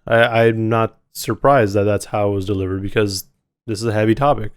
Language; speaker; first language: English; native; English